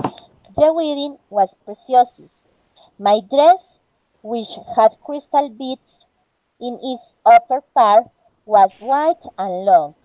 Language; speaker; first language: English; non-native, learner; Spanish